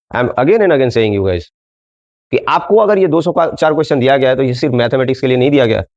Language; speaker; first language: Hindi; non-native, local second language; Bangla